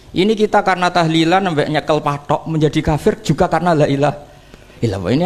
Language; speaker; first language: Indonesian; native; Indonesian